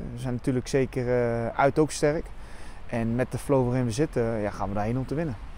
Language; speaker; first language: Dutch; native; Dutch